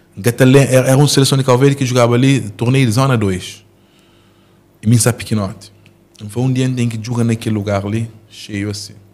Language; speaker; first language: Portuguese; non-native, local second language; Kabuverdianu